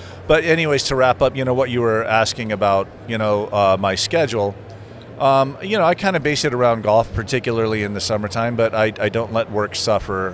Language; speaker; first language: English; native; English